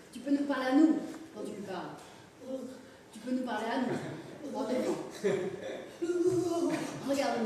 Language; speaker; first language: French; native; French